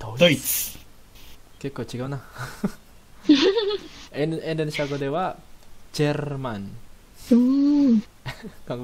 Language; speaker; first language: Japanese; non-native, learner; Indonesian